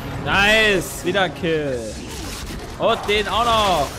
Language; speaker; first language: German; native; German